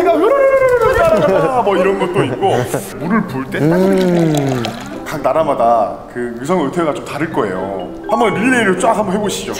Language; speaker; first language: Korean; native; Korean